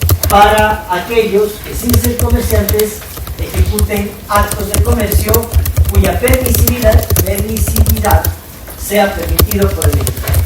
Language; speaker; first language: Spanish; native; Spanish